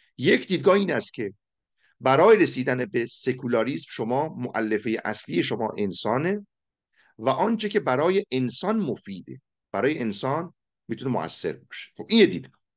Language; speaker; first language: Persian; native; Persian